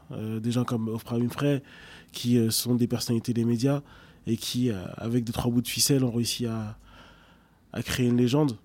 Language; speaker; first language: French; early bilingual, other home language; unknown